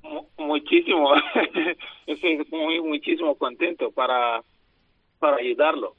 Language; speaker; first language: Spanish; non-native, learner; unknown